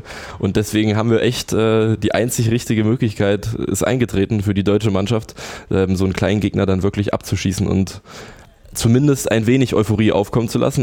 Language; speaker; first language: German; native; German